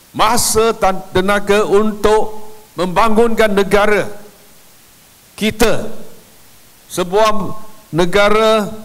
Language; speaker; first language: Malay; non-native, local second language; Chinese